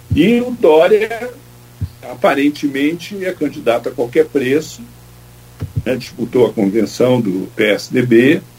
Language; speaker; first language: Portuguese; native; Portuguese